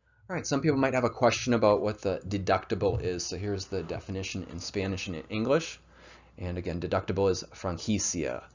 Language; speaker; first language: English; native; English